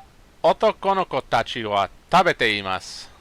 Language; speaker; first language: Japanese; non-native, learner; English